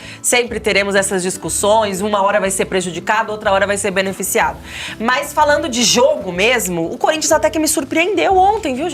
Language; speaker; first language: Portuguese; native; Portuguese